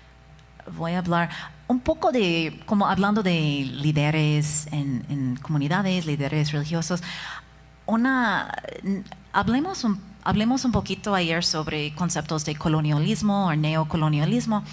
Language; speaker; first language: Spanish; non-native, fluent; English